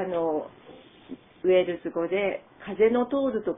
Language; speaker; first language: Japanese; native; Japanese